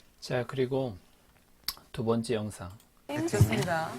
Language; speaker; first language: Korean; native; Korean